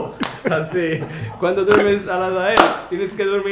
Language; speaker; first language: Spanish; non-native, fluent; Italian